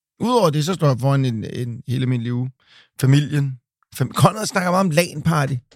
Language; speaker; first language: Danish; native; Danish